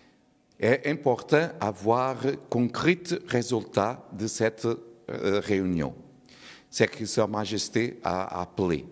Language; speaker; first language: French; non-native, learner; Portuguese